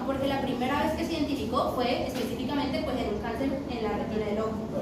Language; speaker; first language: Spanish; native; Spanish